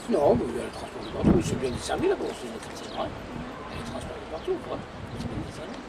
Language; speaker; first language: French; native; French